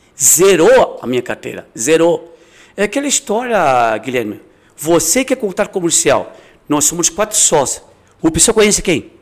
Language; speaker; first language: Portuguese; non-native, fluent; Chinese